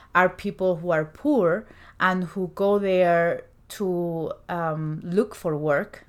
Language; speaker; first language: English; non-native, fluent; Spanish